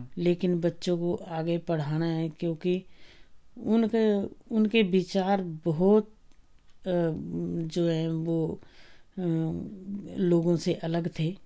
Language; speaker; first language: Hindi; native; Hindi